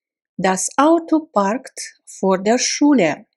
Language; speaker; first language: German; non-native, fluent; Russian